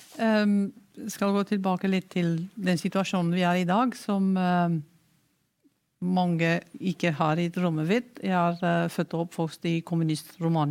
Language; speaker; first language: Norwegian; non-native, fluent; Romanian